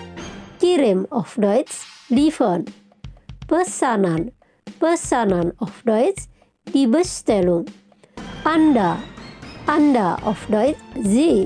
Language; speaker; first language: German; non-native, fluent; Indonesian